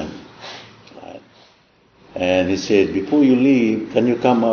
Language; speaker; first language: English; non-native, local second language; Cebuano